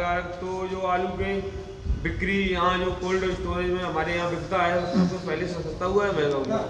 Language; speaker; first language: Hindi; native; Hindi